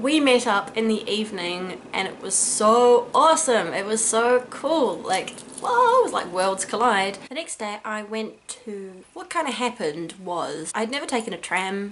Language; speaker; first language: English; native; English